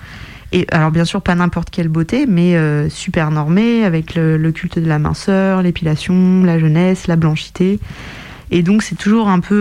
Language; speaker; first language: French; native; French